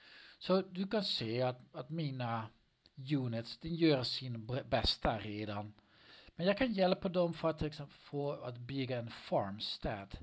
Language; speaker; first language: Swedish; non-native, learner; Dutch